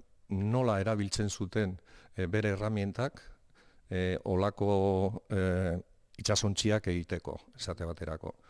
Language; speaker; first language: Basque; non-native, local second language; Spanish